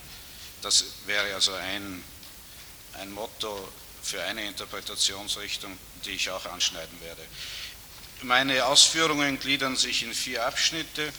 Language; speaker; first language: German; native; German